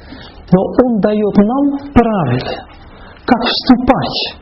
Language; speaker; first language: Russian; non-native, fluent; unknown